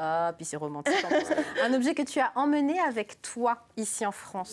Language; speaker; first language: French; native; French